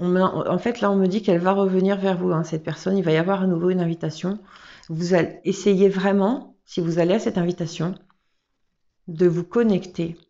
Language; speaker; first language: French; native; French